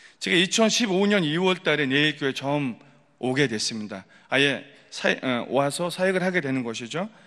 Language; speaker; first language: Korean; non-native, fluent; Mongolian